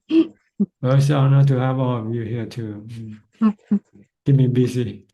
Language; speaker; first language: English; non-native, fluent; Thai